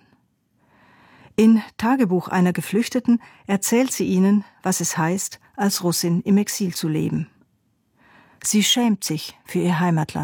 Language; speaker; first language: German; native; German